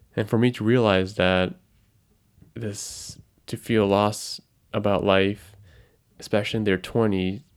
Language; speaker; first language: English; non-native, fluent; Japanese